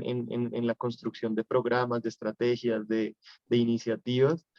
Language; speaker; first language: Spanish; native; Spanish